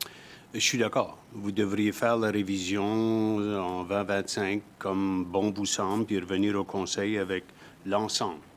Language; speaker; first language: French; native; French